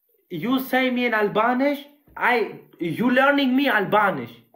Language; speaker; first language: English; non-native, learner; Albanian